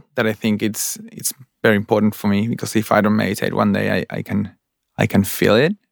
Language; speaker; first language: English; non-native, fluent; Spanish